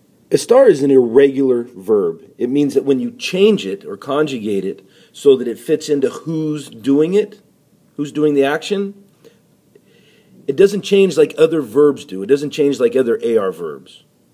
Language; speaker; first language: English; native; English